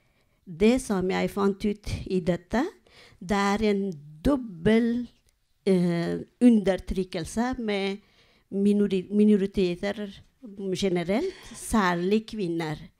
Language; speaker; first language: Norwegian; non-native, learner; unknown